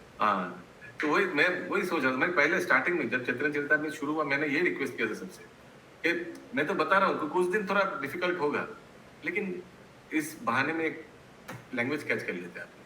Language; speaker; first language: Hindi; non-native, local second language; Bangla